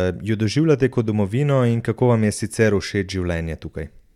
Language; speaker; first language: Slovenian; native; Slovenian